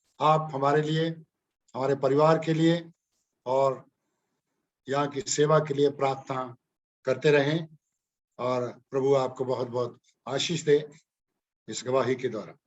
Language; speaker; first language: Hindi; non-native, local second language; Punjabi